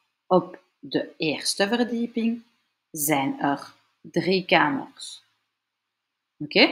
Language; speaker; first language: Dutch; non-native, fluent; French